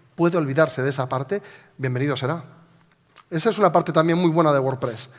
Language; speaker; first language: Spanish; native; Spanish